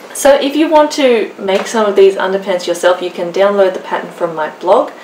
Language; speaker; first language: English; native; English